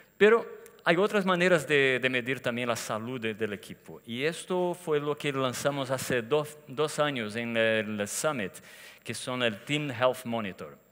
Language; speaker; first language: Spanish; non-native, fluent; Portuguese